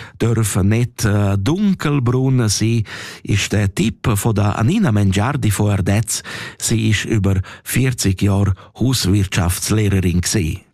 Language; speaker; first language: German; non-native, local second language; Romansh